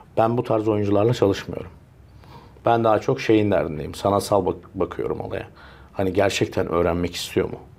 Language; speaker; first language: Turkish; early bilingual, heritage; Turkish